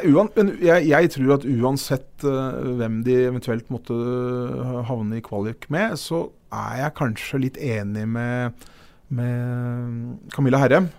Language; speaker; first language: Norwegian; native; Norwegian